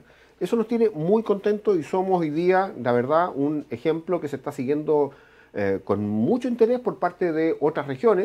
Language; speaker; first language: Spanish; native; Spanish